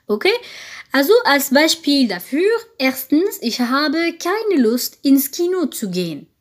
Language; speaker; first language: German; non-native, fluent; French